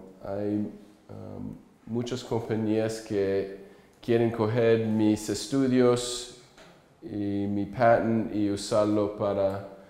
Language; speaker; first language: Spanish; early bilingual, heritage; English